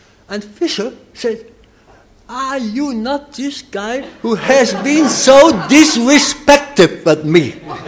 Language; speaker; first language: English; non-native, fluent; German